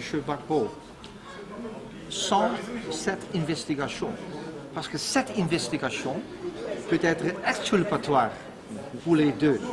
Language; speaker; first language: French; non-native, fluent; Dutch